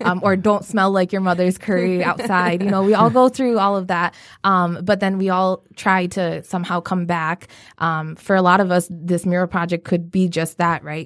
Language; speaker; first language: English; native; English